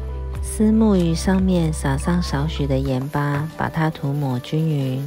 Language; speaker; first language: Chinese; native; Chinese